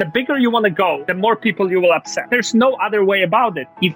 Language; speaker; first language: English; non-native, fluent; Polish